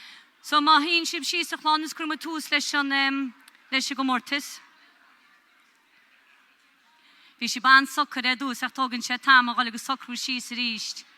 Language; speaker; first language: Irish; native; Irish